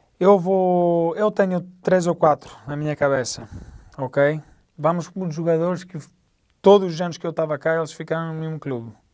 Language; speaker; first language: Portuguese; non-native, fluent; Greek